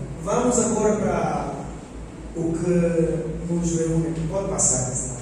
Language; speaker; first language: Portuguese; non-native, local second language; Upper Guinea Crioulo